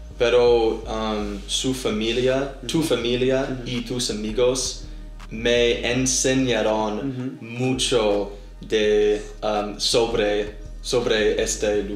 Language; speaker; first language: Spanish; non-native, learner; English